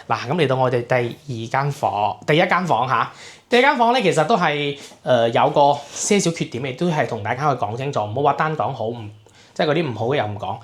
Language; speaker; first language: Cantonese; native; Cantonese